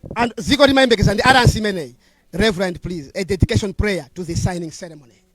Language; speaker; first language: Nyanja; non-native, local second language; Tumbuka